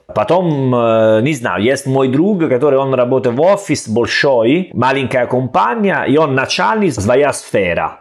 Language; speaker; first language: Russian; non-native, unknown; Italian